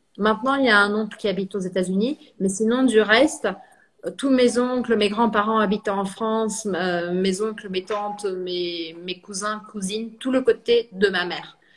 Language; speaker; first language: French; early bilingual, heritage; French